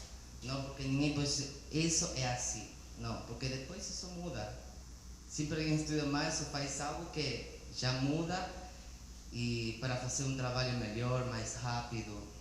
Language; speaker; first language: Portuguese; non-native, learner; Spanish